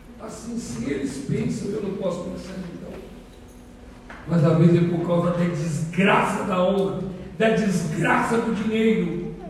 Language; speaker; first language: Portuguese; native; Portuguese